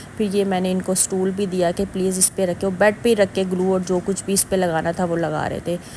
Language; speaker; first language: Urdu; native; Urdu